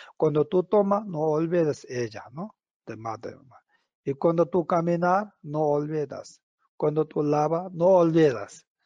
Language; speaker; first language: Spanish; non-native, learner; Tibetan